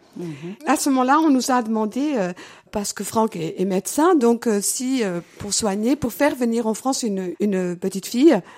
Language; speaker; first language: French; early bilingual, other home language; Portuguese